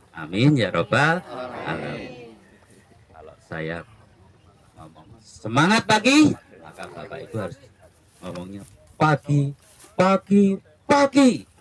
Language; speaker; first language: Indonesian; non-native, local second language; Javanese